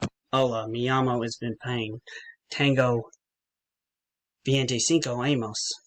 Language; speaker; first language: Spanish; non-native, learner; English